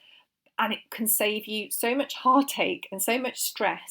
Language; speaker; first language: English; native; English